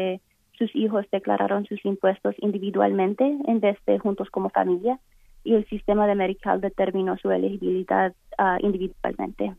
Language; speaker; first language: Spanish; early bilingual, heritage; Spanish